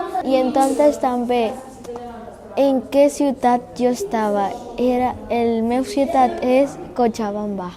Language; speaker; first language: Catalan; early bilingual, other home language; Spanish